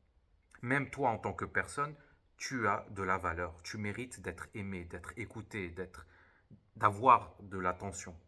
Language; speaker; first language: French; native; French